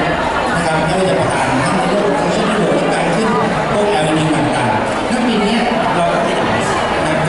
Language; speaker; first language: Thai; native; Thai